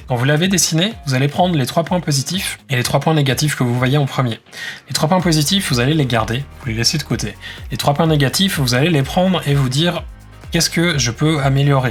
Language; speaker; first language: French; native; French